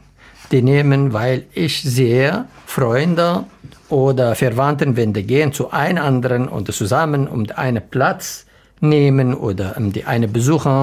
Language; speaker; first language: German; non-native, learner; Arabic